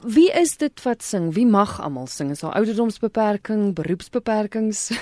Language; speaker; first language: Afrikaans; native; Afrikaans